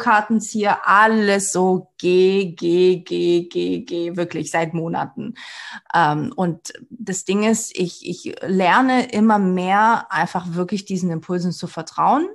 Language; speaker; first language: German; early bilingual, other home language; Portuguese